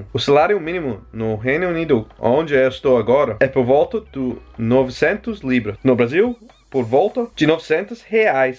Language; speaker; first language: Portuguese; non-native, fluent; English